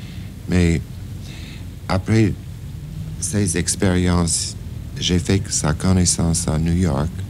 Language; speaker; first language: French; non-native, fluent; English